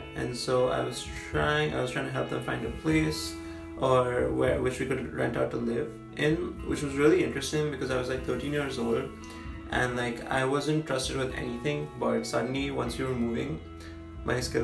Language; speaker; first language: English; non-native, local second language; Hindi